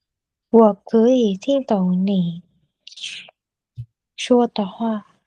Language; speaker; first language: Chinese; non-native, learner; Vietnamese